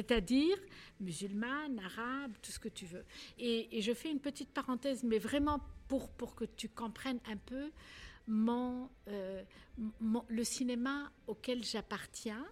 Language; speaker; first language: French; non-native, local second language; Arabic